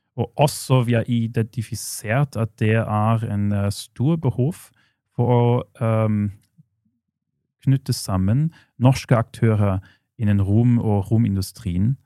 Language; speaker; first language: Norwegian; non-native, fluent; German